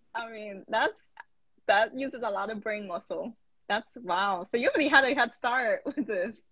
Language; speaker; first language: English; native; English